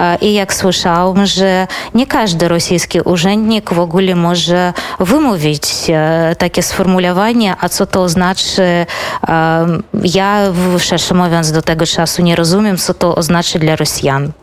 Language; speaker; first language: Polish; non-native, fluent; Belarusian